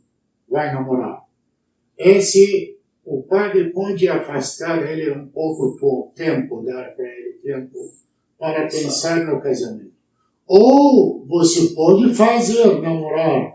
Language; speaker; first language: Portuguese; non-native, learner; Arabic